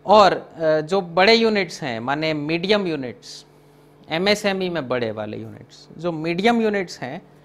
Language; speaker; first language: Hindi; non-native, local second language; Gujarati